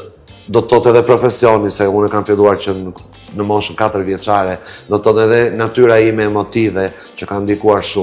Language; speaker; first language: Albanian; native; Albanian